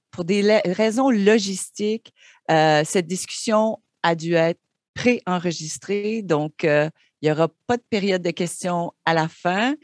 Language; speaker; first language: French; native; French